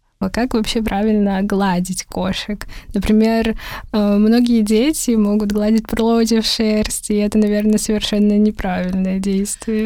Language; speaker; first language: Russian; native; Russian